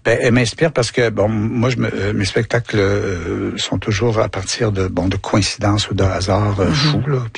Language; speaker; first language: French; native; French